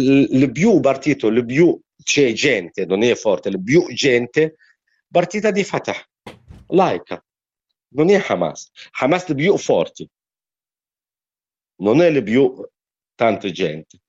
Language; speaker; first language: Italian; non-native, learner; Arabic